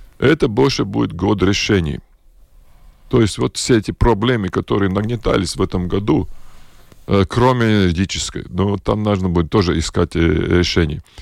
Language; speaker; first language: Russian; non-native, local second language; Latvian